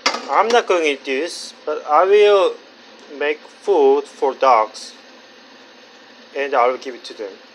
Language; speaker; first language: English; non-native, fluent; Korean